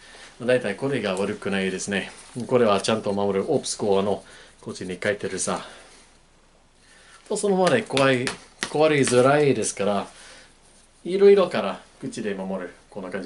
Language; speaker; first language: Japanese; non-native, learner; English